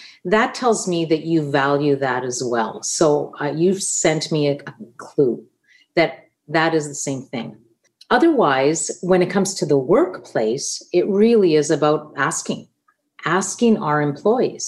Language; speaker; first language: English; non-native, fluent; Italian